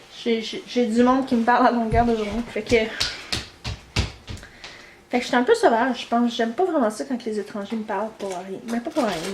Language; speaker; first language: French; native; French